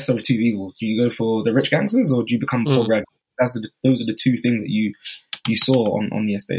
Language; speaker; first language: English; native; English